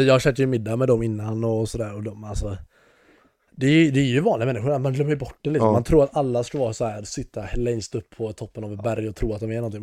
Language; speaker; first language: Swedish; native; Swedish